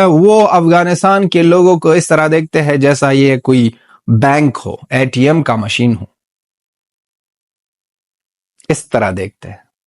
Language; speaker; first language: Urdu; non-native, fluent; Pashto